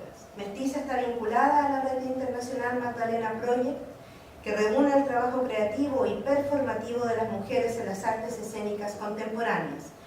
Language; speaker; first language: Spanish; native; Spanish